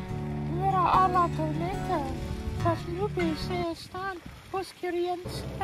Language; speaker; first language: Spanish; non-native, learner; English